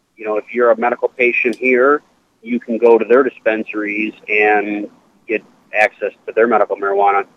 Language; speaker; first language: English; native; English